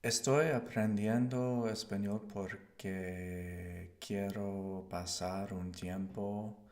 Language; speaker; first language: Spanish; non-native, learner; English